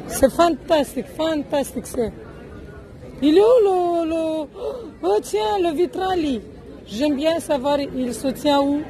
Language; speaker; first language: French; non-native, learner; Romanian